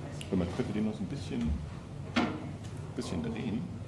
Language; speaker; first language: German; native; German